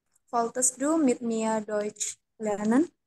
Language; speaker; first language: German; non-native, learner; Indonesian